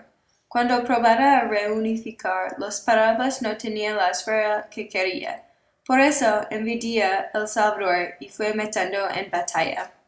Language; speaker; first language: Spanish; non-native, learner; English